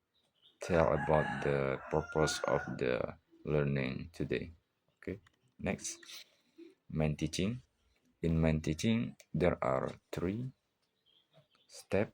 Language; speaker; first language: English; non-native, learner; Indonesian